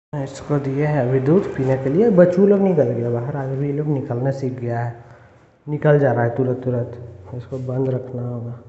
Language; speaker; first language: Hindi; native; Hindi